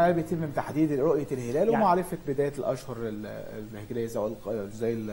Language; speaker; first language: Arabic; native; Arabic